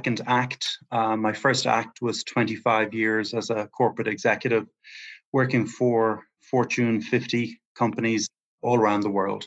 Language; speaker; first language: English; native; English